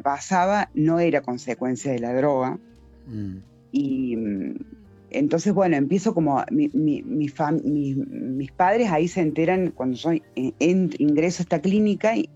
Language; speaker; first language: Spanish; native; Spanish